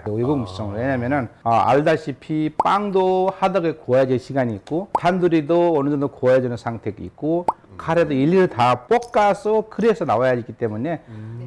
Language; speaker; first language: Korean; non-native, fluent; Nepali